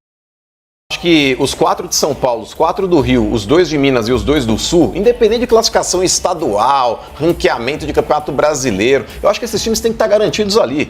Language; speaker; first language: Portuguese; native; Portuguese